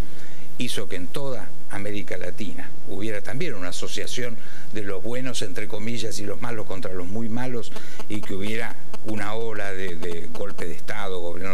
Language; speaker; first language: Spanish; native; Spanish